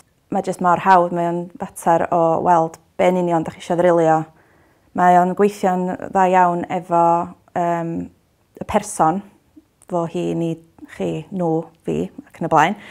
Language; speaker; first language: Welsh; native; Welsh